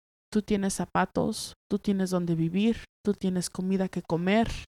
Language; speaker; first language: Spanish; early bilingual, heritage; Spanish